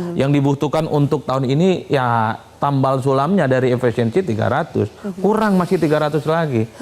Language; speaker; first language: Indonesian; non-native, local second language; Madurese